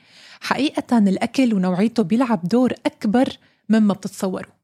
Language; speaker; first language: Arabic; native; Arabic